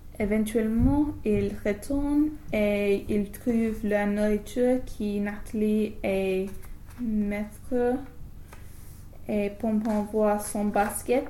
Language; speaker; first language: French; non-native, learner; English